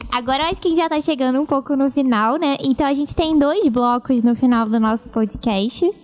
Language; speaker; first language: Portuguese; native; Portuguese